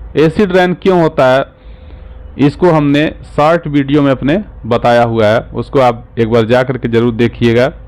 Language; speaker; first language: Hindi; native; Hindi